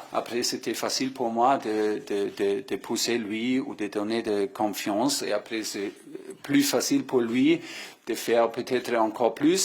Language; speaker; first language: French; non-native, fluent; German